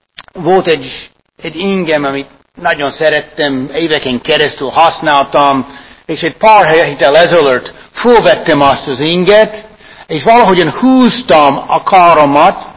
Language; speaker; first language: Hungarian; non-native, fluent; English